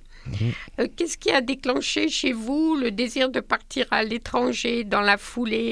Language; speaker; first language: French; native; French